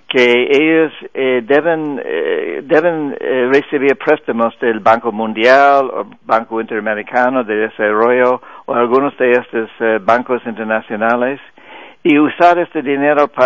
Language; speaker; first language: Spanish; non-native, fluent; English